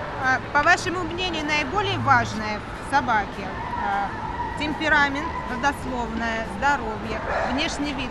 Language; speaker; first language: Russian; native; Russian